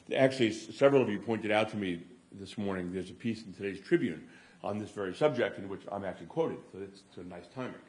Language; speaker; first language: English; native; English